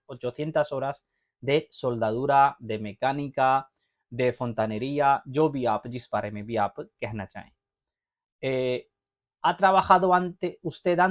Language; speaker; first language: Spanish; non-native, fluent; Urdu